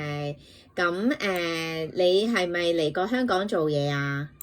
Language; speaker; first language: Cantonese; native; Cantonese